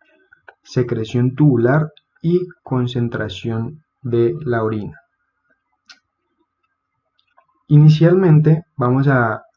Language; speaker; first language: Spanish; native; Spanish